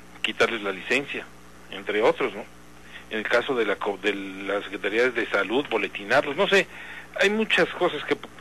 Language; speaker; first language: Spanish; native; Spanish